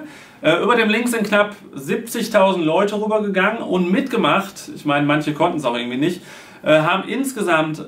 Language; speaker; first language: German; native; German